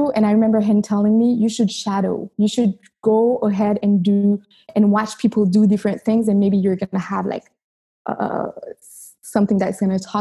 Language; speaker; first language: English; non-native, fluent; Haitian Creole